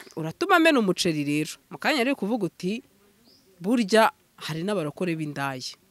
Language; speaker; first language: Kinyarwanda; native; Kinyarwanda